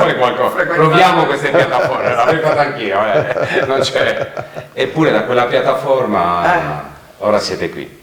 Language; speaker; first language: Italian; native; Italian